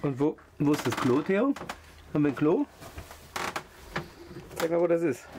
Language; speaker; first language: German; native; German